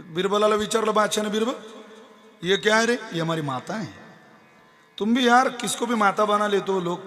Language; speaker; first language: Hindi; non-native, local second language; Marathi